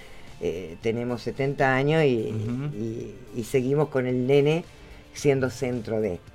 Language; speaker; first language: Spanish; native; Spanish